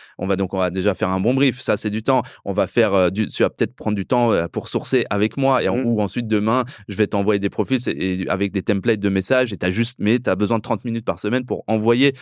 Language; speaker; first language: French; early bilingual, other home language; Persian